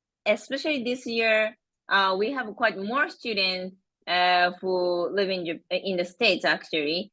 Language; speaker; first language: English; non-native, fluent; Japanese